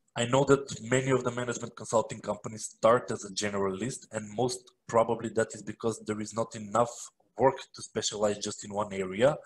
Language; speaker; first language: English; non-native, fluent; Macedonian